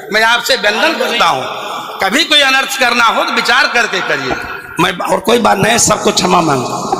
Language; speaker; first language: Hindi; native; Hindi